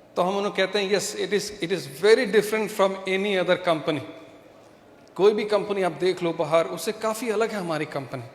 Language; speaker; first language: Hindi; non-native, local second language; Malayalam